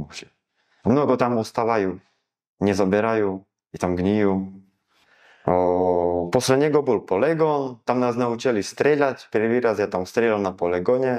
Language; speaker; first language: Russian; non-native, learner; Slovak